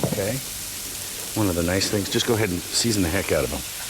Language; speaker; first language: English; native; English